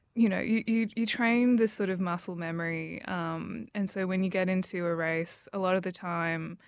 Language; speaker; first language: English; native; English